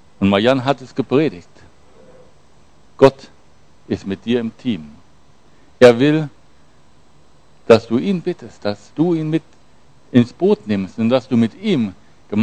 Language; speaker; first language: German; native; German